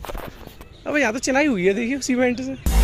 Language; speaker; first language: Hindi; native; Hindi